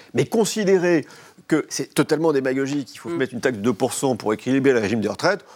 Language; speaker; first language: French; native; French